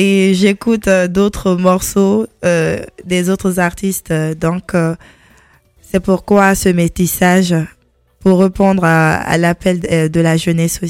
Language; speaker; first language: French; non-native, local second language; Mandingo